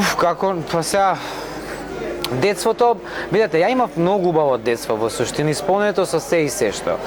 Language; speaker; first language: Macedonian; non-native, local second language; Romany